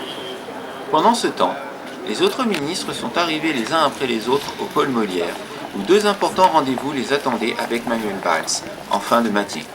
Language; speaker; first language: French; native; French